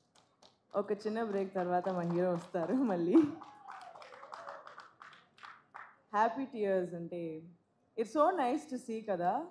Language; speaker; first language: Telugu; non-native, fluent; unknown